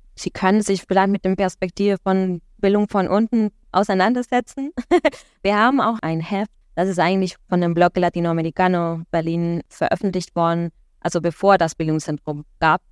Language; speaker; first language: German; non-native, fluent; Spanish